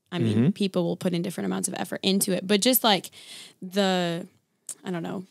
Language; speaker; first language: English; native; English